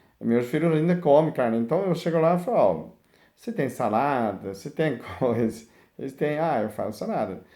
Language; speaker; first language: Portuguese; non-native, fluent; Chinese